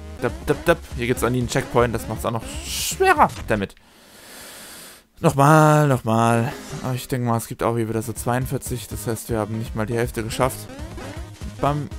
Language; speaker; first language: German; native; German